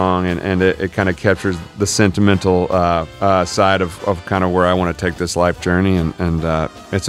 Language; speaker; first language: English; native; English